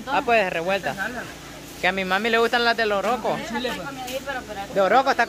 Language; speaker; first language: Spanish; native; Spanish